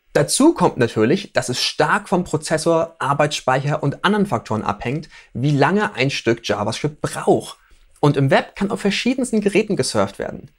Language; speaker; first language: German; native; German